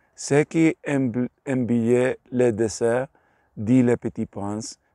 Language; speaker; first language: French; non-native, learner; Spanish